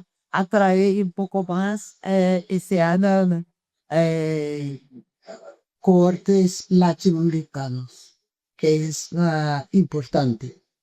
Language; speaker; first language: Spanish; non-native, fluent; Portuguese